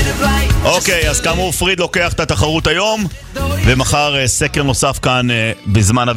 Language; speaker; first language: Hebrew; native; Hebrew